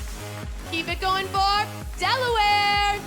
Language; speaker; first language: English; native; English